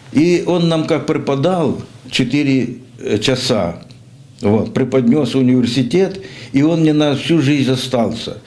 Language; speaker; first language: Russian; native; Russian